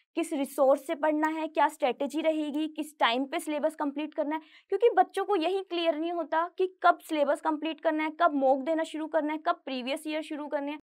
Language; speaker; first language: Hindi; native; Hindi